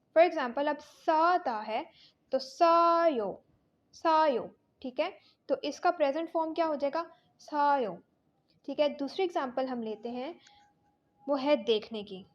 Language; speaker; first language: Urdu; native; Urdu